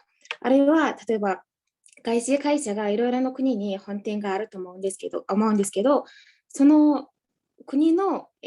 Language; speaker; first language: Japanese; non-native, fluent; Mongolian